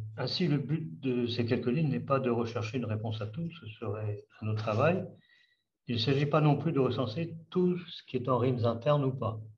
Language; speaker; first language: French; native; French